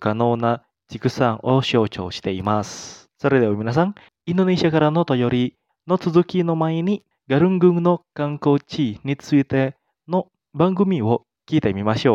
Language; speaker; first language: Japanese; non-native, fluent; Indonesian